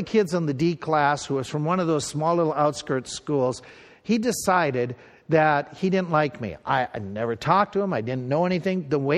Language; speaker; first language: English; native; English